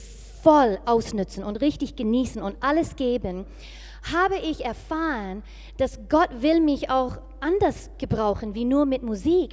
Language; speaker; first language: German; non-native, fluent; English